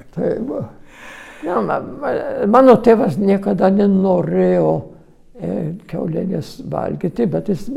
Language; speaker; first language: Lithuanian; early bilingual, other home language; Hebrew